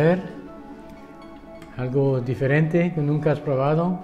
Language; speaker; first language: Spanish; non-native, fluent; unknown